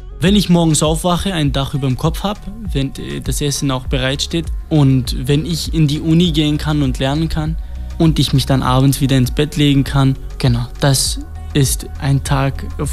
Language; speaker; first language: German; non-native, fluent; Kurdish